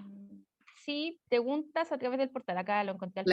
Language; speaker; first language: Spanish; native; Spanish